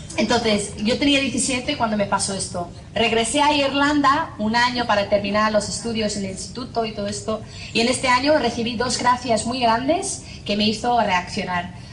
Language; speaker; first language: Spanish; non-native, fluent; English